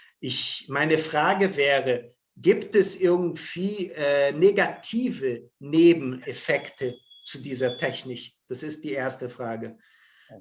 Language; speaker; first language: German; non-native, fluent; Portuguese